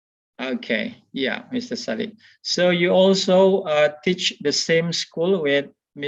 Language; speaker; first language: English; non-native, fluent; Indonesian